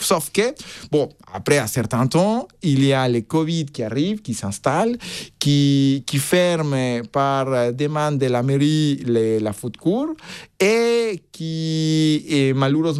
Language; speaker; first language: French; non-native, fluent; Spanish